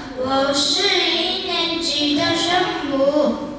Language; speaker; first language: Chinese; non-native, learner; Mongolian